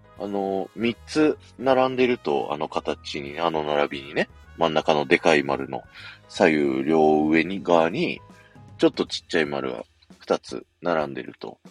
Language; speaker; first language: Japanese; native; Japanese